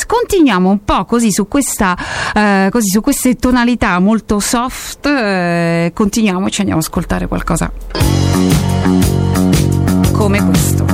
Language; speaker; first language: Italian; native; Italian